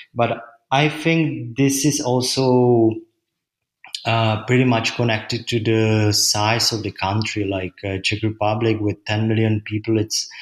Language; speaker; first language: English; non-native, fluent; Czech